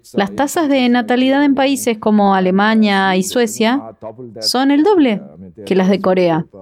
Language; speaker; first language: Spanish; non-native, fluent; Korean